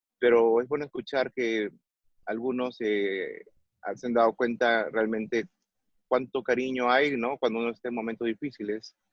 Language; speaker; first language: Spanish; native; Spanish